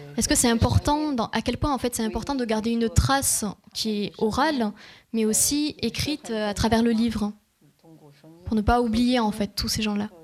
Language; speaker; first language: French; native; French